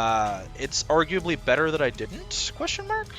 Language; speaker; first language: English; native; English